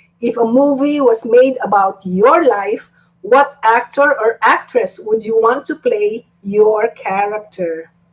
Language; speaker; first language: English; non-native, local second language; Filipino